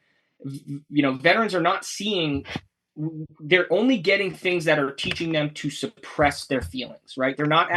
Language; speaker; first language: English; native; English